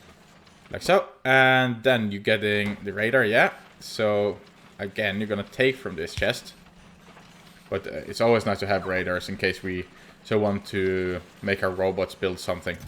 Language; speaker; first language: English; non-native, fluent; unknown